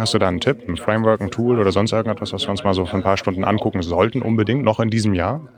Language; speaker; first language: German; native; German